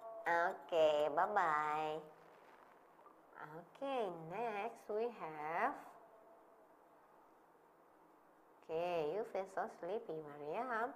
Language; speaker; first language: English; non-native, learner; Indonesian